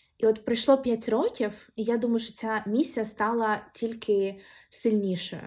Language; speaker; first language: Ukrainian; non-native, local second language; Russian